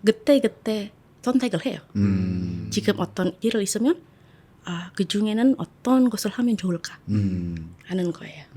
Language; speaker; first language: Korean; non-native, fluent; Indonesian